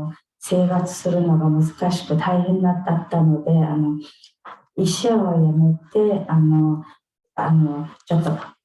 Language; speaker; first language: Japanese; non-native, fluent; Mongolian